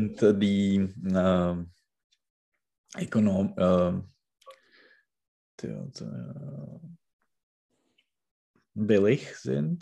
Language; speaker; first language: German; non-native, learner; Czech